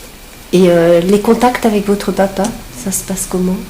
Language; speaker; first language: French; native; French